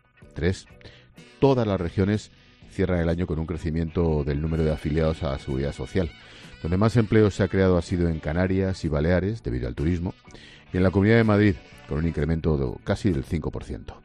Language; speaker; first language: Spanish; native; Spanish